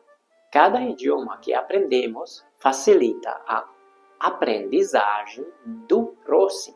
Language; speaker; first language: Portuguese; non-native, fluent; Hungarian